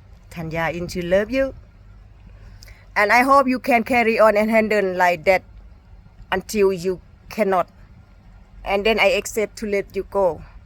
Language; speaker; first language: English; non-native, learner; Thai